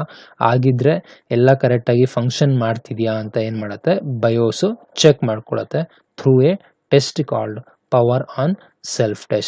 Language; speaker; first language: Kannada; native; Kannada